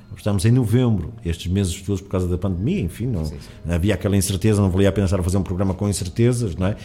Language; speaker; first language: Portuguese; native; Portuguese